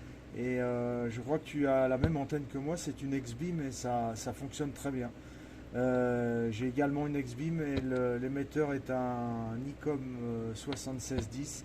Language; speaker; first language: French; native; French